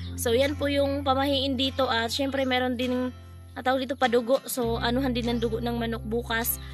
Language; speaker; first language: Filipino; non-native, local second language; Cebuano